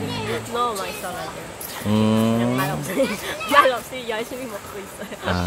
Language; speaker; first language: Korean; non-native, local second language; Khmer